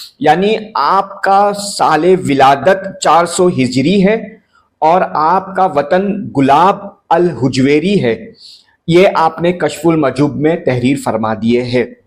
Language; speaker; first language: Urdu; native; Urdu